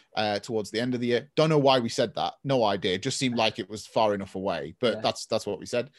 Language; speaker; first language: English; native; English